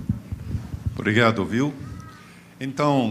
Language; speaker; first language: Portuguese; non-native, fluent; English